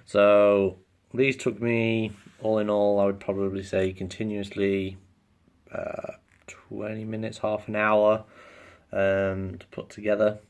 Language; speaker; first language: English; native; English